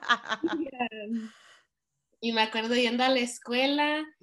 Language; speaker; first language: Spanish; early bilingual, heritage; Spanish